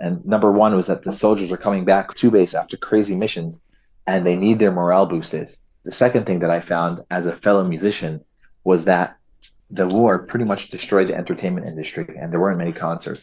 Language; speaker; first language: English; native; English